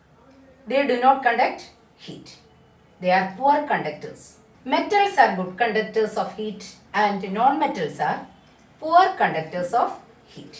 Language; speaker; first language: English; non-native, local second language; Malayalam